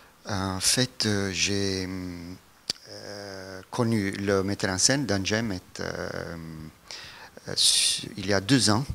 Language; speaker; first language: French; non-native, fluent; Italian